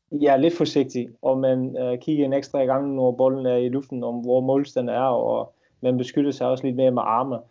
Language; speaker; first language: Danish; non-native, fluent; Dutch